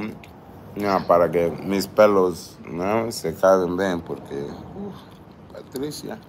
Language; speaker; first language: Spanish; non-native, learner; Portuguese